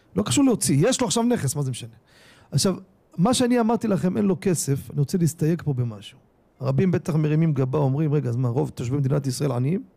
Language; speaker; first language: Hebrew; native; Hebrew